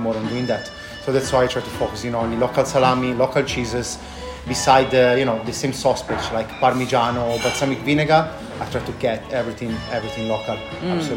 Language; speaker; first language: English; non-native, fluent; Italian